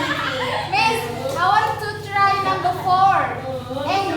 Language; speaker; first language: English; non-native, learner; Indonesian